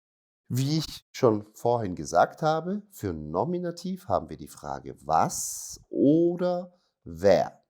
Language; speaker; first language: German; non-native, fluent; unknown